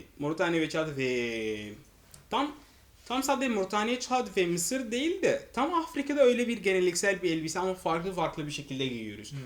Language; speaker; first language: Turkish; non-native, fluent; Arabic